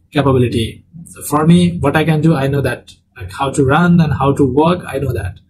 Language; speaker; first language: English; non-native, local second language; Bangla